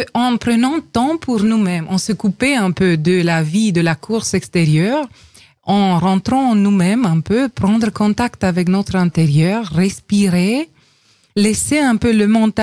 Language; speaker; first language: French; non-native, fluent; Romanian